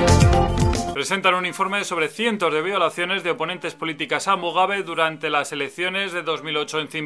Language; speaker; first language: Spanish; native; Spanish